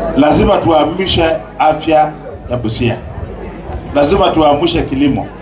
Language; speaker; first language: Swahili; non-native, local second language; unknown